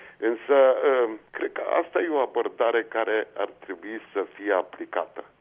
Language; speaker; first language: Romanian; native; Romanian